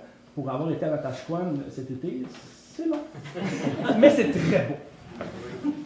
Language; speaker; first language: French; native; French